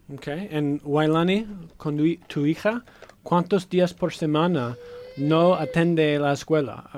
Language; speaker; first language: Spanish; non-native, learner; English